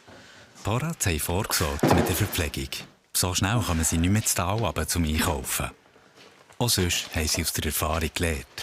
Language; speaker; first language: German; native; German